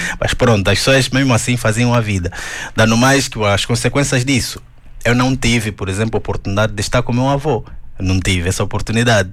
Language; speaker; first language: Portuguese; native; Portuguese